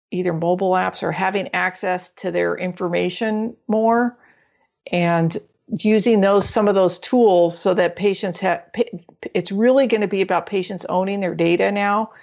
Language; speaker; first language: English; native; English